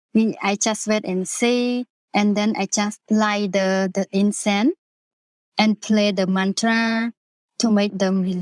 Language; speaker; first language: English; non-native, learner; Khmer